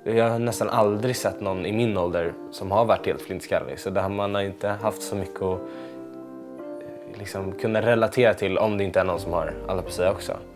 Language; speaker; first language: Swedish; native; Swedish